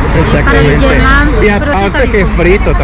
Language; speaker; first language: Spanish; native; Spanish